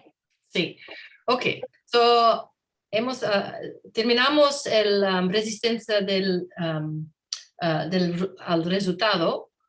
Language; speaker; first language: Spanish; non-native, learner; English